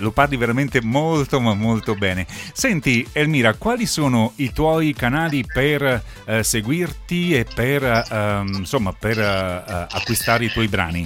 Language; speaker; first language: Italian; native; Italian